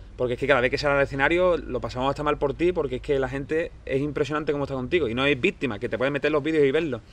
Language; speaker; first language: Spanish; native; Spanish